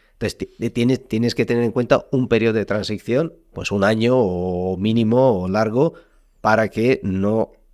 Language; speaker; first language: Spanish; non-native, fluent; Italian